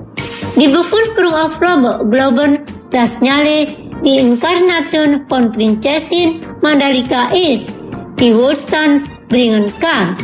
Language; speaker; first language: German; non-native, fluent; Indonesian